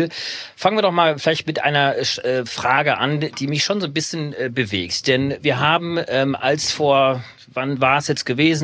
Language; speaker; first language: German; native; German